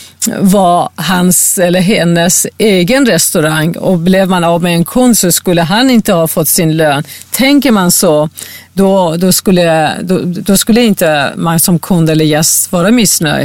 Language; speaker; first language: Swedish; non-native, fluent; Persian